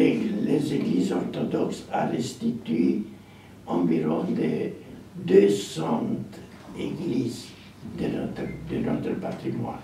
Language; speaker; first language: French; non-native, learner; Romanian